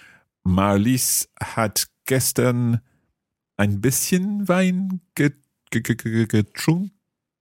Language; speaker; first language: German; non-native, learner; English